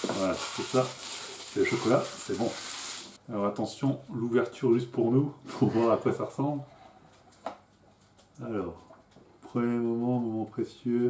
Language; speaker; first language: French; native; French